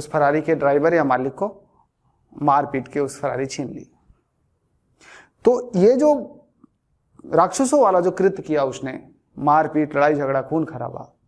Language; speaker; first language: Hindi; native; Hindi